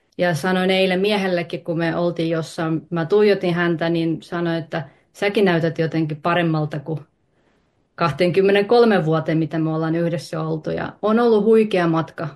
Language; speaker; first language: Finnish; early bilingual, other home language; Russian